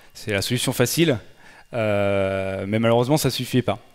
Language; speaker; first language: French; native; French